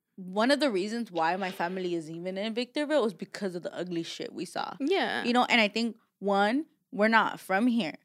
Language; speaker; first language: English; early bilingual, other home language; Spanish